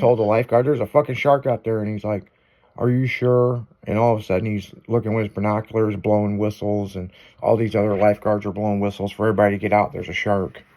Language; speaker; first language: English; native; English